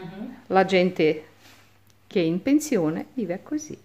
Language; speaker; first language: Italian; non-native, fluent; Russian